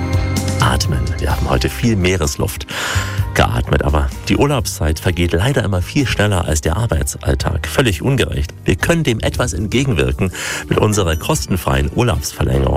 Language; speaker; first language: German; native; German